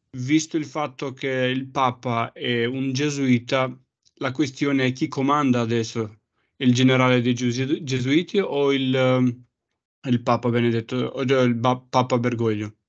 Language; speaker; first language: Italian; non-native, fluent; Macedonian